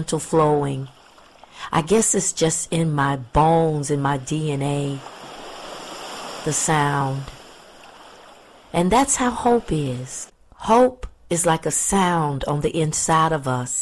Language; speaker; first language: English; native; English